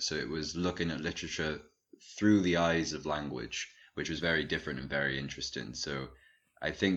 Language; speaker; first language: English; native; English